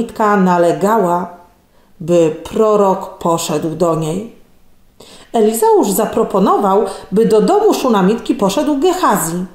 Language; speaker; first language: Polish; native; Polish